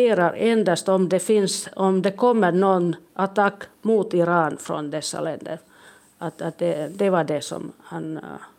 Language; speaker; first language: Swedish; non-native, local second language; Finnish